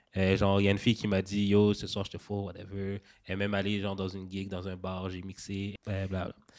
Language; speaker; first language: French; native; French